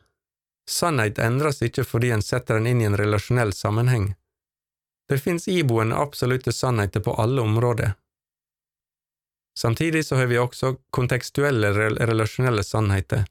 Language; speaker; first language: Norwegian; native; Norwegian